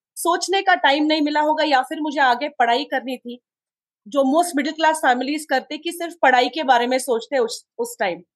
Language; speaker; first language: Hindi; non-native, local second language; Konkani